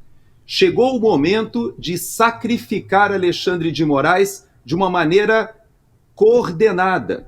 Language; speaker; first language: Portuguese; native; Portuguese